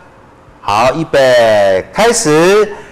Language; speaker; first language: Chinese; non-native, local second language; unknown